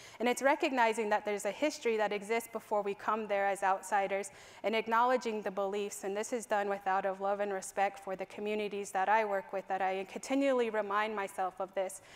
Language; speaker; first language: English; native; English